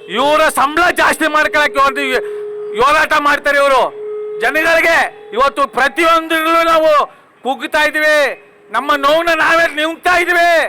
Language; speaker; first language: Kannada; native; Kannada